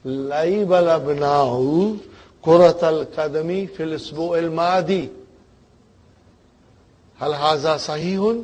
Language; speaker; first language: Arabic; non-native, fluent; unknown